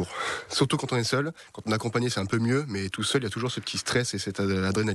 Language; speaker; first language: French; native; French